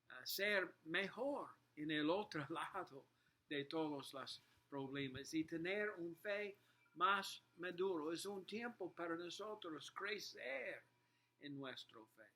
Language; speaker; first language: Spanish; non-native, learner; English